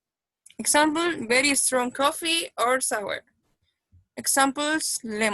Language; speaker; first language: English; non-native, learner; Spanish